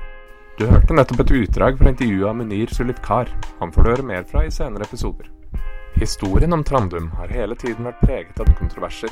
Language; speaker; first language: Norwegian; native; Norwegian